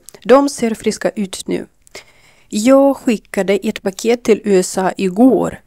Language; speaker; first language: Swedish; non-native, learner; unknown